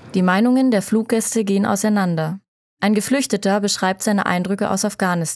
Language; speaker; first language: German; native; German